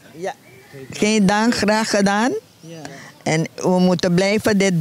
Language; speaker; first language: Dutch; non-native, fluent; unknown